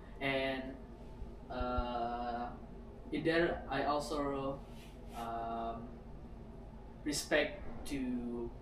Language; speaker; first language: English; non-native, learner; Indonesian